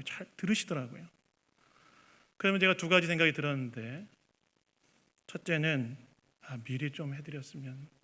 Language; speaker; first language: Korean; native; Korean